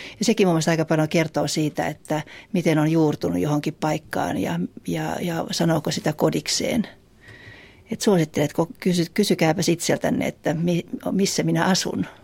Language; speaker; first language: Finnish; native; Finnish